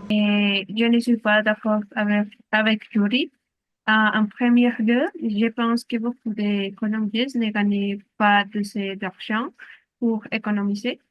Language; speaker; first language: French; non-native, learner; Spanish